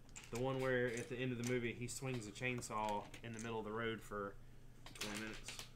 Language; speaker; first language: English; native; English